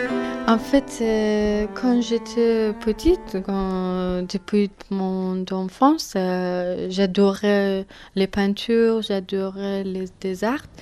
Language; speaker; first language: French; non-native, learner; Persian